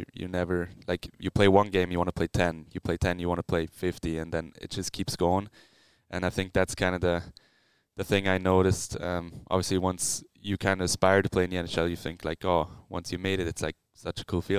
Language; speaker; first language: English; non-native, fluent; Swiss German